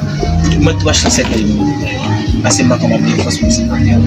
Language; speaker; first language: Haitian Creole; native; Haitian Creole